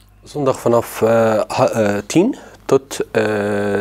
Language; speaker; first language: Dutch; non-native, learner; Arabic